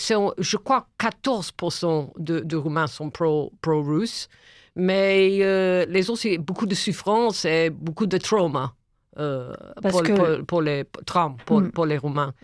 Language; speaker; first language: French; non-native, fluent; English